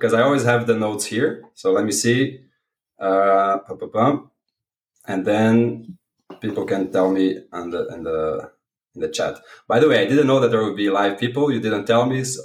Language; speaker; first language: English; non-native, fluent; Portuguese